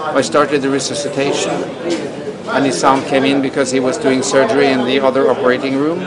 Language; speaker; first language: English; non-native, fluent; Norwegian